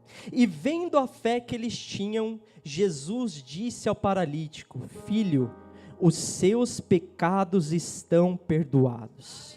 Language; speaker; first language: Portuguese; native; Portuguese